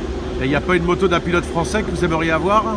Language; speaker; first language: French; native; French